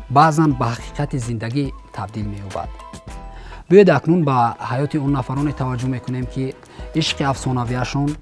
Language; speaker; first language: Tajik; native; Tajik